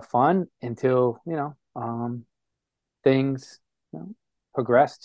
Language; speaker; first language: English; native; English